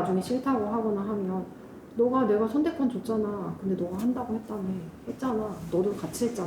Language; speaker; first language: Korean; native; Korean